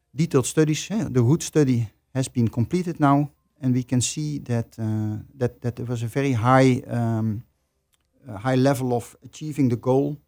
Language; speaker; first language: English; non-native, fluent; Dutch